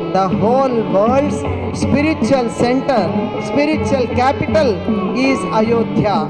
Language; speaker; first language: English; non-native, local second language; Telugu